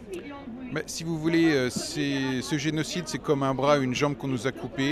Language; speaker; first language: French; native; French